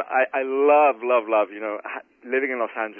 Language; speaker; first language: English; native; English